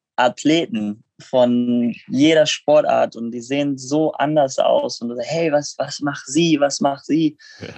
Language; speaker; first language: German; non-native, fluent; English